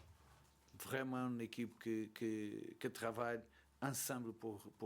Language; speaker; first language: French; non-native, learner; Portuguese